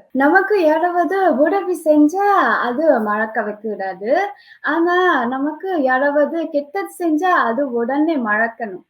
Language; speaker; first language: Tamil; non-native, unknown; Japanese